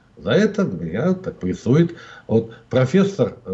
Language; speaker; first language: Russian; native; Russian